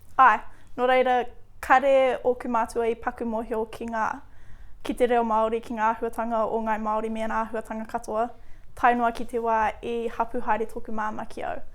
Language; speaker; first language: Māori; native; Māori